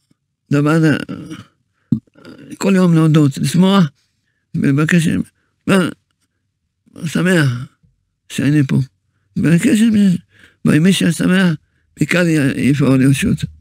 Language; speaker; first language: Hebrew; early bilingual, other home language; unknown